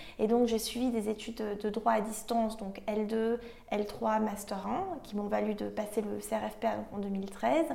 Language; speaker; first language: French; native; French